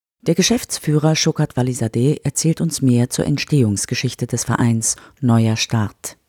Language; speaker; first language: German; native; German